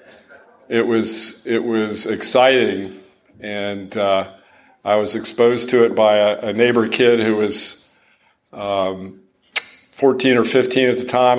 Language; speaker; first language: English; native; English